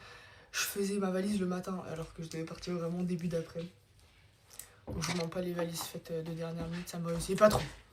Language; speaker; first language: French; native; French